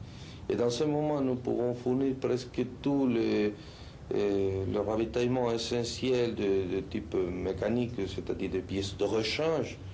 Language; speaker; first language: French; non-native, fluent; Spanish